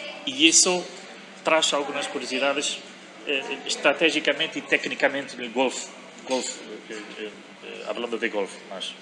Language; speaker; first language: Spanish; non-native, learner; Portuguese